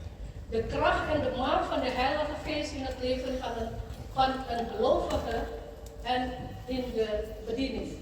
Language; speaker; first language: Dutch; non-native, fluent; Indonesian